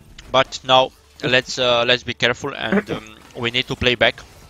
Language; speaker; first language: English; non-native, learner; Romanian